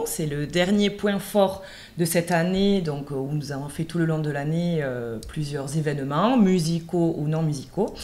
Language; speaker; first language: French; native; French